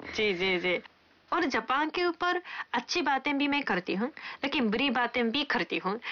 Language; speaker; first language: Hindi; non-native, fluent; Japanese